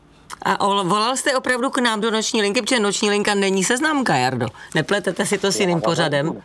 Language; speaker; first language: Czech; native; Czech